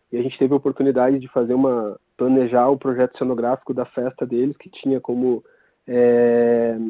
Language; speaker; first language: Portuguese; native; Portuguese